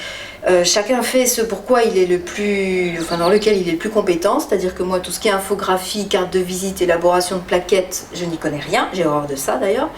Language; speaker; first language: French; native; French